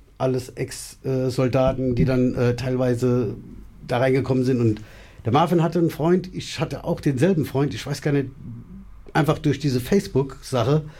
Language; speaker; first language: German; native; German